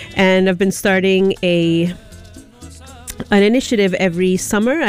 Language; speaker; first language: English; early bilingual, other home language; Spanish